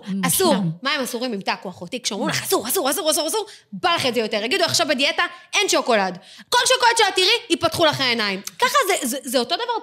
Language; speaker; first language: Hebrew; native; Hebrew